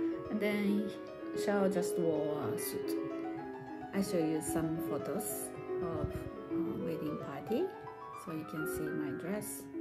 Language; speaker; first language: English; non-native, fluent; Japanese